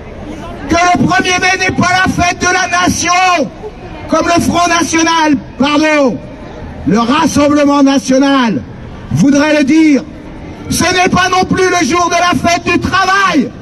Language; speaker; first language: French; native; French